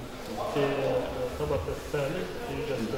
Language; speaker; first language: Arabic; non-native, fluent; Kyrgyz